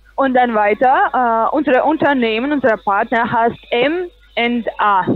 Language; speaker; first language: German; non-native, learner; Russian